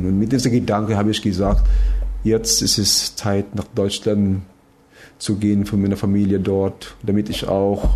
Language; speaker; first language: German; non-native, fluent; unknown